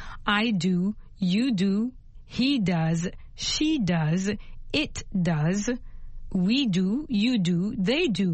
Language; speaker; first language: English; non-native, fluent; French